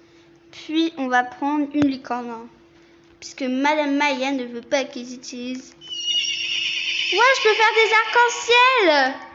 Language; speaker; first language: French; native; French